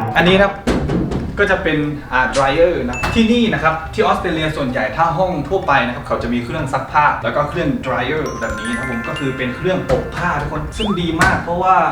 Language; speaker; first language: Thai; native; Thai